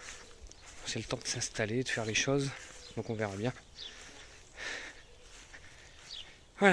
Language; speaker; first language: French; native; French